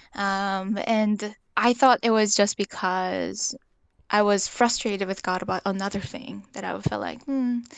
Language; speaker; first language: English; early bilingual, other home language; Korean